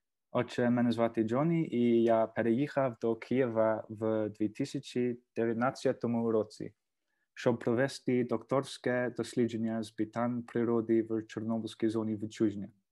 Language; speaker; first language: Ukrainian; non-native, fluent; English